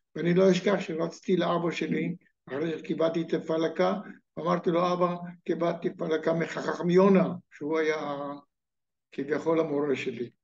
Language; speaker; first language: Hebrew; native; Hebrew